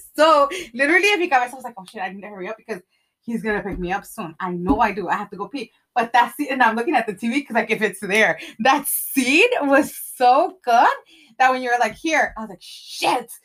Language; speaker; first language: English; early bilingual, other home language; Spanish